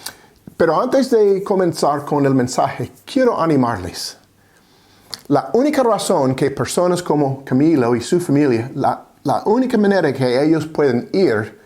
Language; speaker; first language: Spanish; non-native, fluent; English